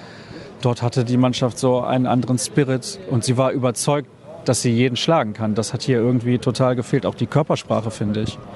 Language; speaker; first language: German; native; German